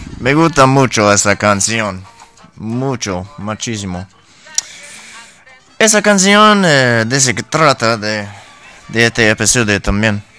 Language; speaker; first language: Spanish; non-native, learner; English